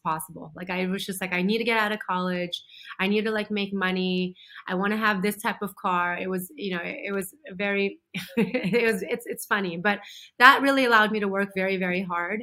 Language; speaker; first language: English; native; English